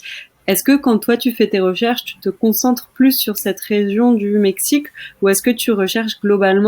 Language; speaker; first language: French; native; French